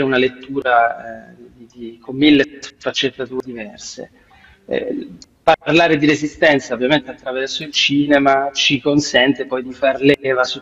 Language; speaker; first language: Italian; native; Italian